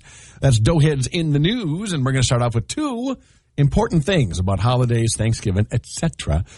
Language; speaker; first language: English; native; English